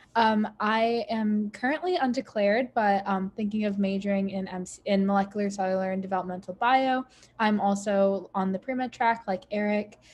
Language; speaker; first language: English; native; English